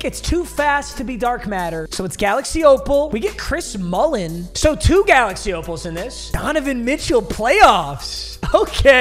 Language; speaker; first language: English; native; English